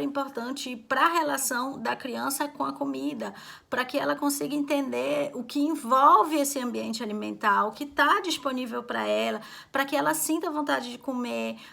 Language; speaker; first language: Portuguese; native; Portuguese